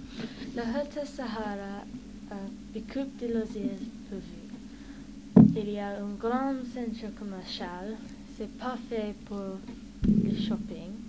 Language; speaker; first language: French; non-native, learner; English